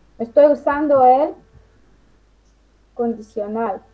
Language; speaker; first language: Spanish; non-native, fluent; Romanian